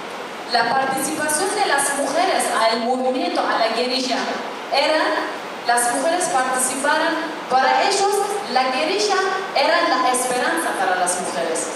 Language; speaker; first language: Spanish; non-native, fluent; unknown